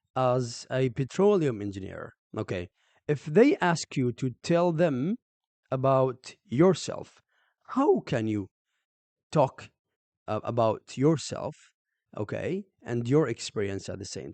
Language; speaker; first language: English; non-native, fluent; Arabic